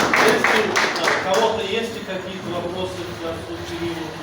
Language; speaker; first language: Russian; native; Russian